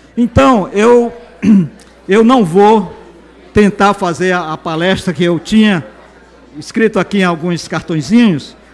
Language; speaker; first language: Portuguese; native; Portuguese